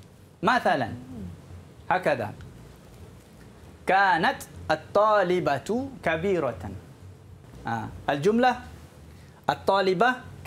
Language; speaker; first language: Arabic; non-native, fluent; Malay